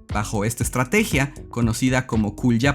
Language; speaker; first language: Spanish; native; Spanish